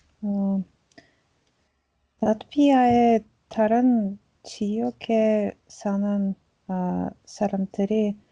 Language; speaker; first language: Korean; non-native, learner; Latvian